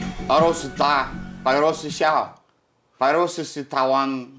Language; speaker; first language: Chinese; non-native, learner; Russian